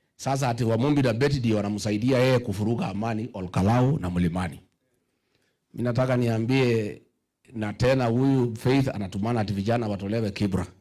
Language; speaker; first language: Swahili; non-native, local second language; Kikuyu